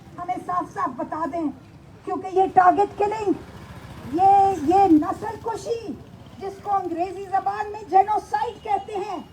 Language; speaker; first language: Urdu; native; Urdu